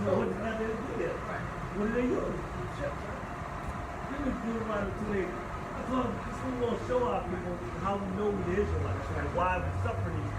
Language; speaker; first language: English; native; English